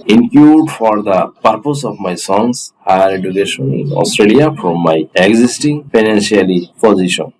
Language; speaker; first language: English; non-native, local second language; Bangla